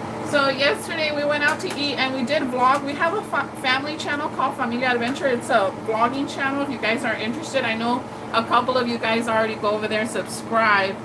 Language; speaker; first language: English; native; English